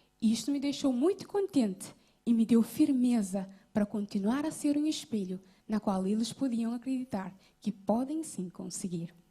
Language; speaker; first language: Portuguese; non-native, local second language; Kabuverdianu